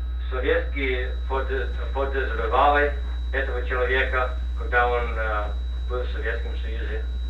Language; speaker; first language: Russian; non-native, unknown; English